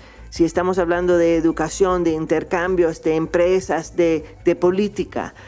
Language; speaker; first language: Spanish; non-native, fluent; English